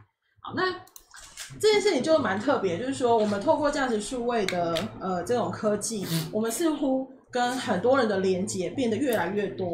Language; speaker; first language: Chinese; native; Chinese